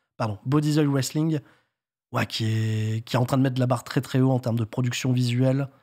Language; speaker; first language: French; native; French